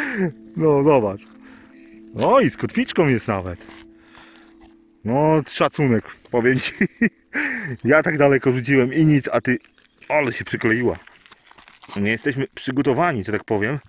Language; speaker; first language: Polish; native; Polish